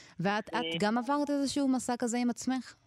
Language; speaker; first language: Hebrew; native; Hebrew